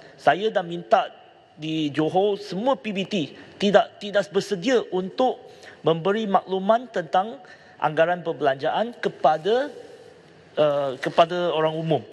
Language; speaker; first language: Malay; non-native, local second language; Chinese